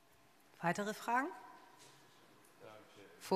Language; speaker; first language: German; native; German